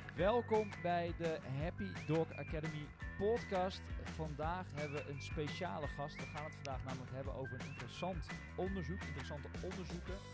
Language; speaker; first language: Dutch; native; Dutch